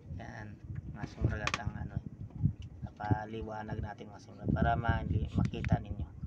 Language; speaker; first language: Filipino; native; Filipino